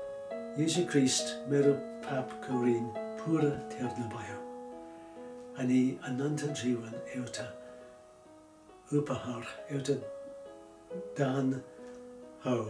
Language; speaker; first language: Nepali; non-native, fluent; English